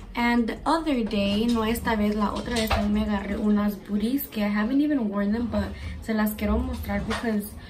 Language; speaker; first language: English; early bilingual, other home language; Spanish